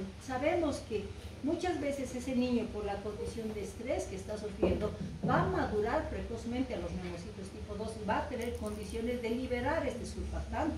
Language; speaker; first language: Spanish; native; Spanish